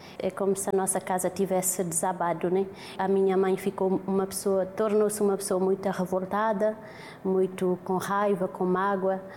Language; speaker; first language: Portuguese; non-native, local second language; Kabuverdianu